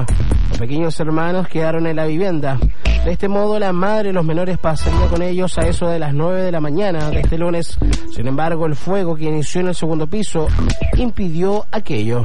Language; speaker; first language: Spanish; native; Spanish